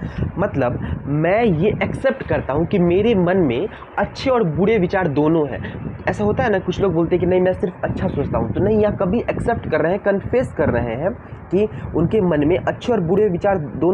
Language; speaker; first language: Hindi; native; Hindi